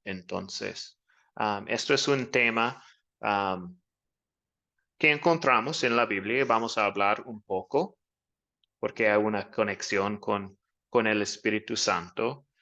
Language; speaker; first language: Spanish; non-native, fluent; English